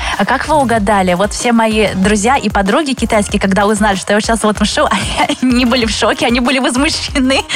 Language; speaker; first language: Russian; early bilingual, other home language; Chinese